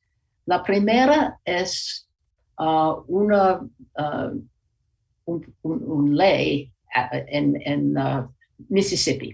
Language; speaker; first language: Spanish; non-native, learner; English